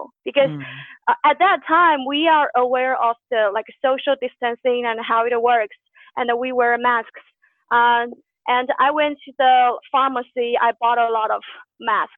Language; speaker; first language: English; non-native, fluent; Chinese